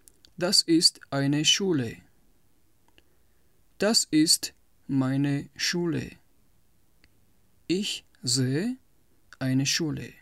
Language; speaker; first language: German; non-native, fluent; Tajik